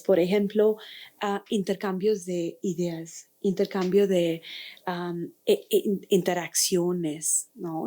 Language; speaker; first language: Spanish; non-native, fluent; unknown